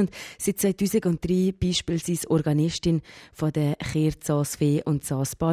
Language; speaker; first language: German; native; German